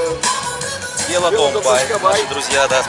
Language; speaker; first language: Russian; native; Russian